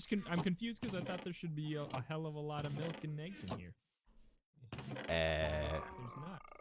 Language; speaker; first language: English; native; English